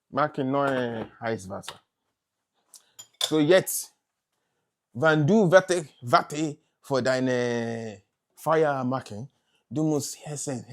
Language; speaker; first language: German; non-native, learner; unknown